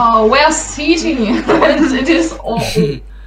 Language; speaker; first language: English; non-native, learner; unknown